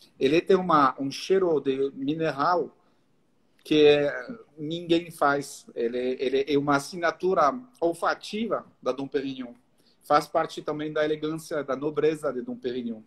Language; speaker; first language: Portuguese; non-native, fluent; French